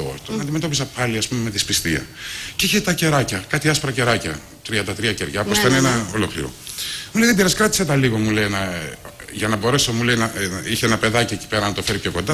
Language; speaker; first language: Greek; native; Greek